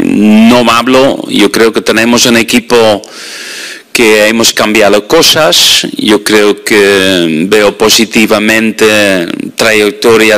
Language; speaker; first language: Spanish; non-native, fluent; Dutch